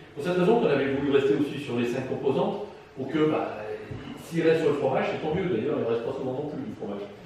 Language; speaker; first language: French; native; French